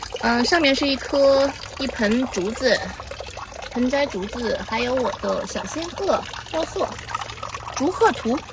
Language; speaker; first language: Chinese; native; Chinese